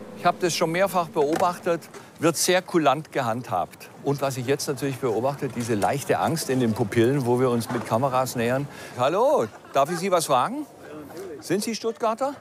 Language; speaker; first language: German; native; German